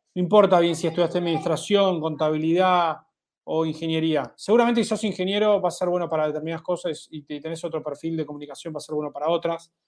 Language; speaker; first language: Spanish; native; Spanish